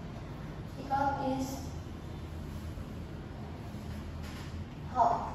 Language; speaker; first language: English; non-native, learner; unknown